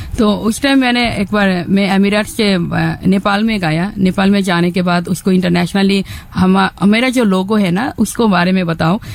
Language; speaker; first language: Hindi; non-native, fluent; Bangla